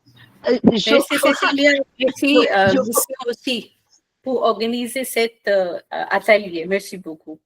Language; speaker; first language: French; non-native, fluent; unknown